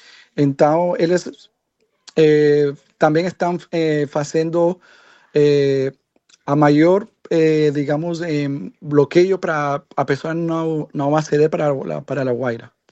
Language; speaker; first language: Portuguese; non-native, learner; Spanish